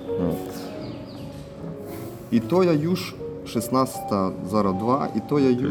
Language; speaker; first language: Polish; non-native, learner; Ukrainian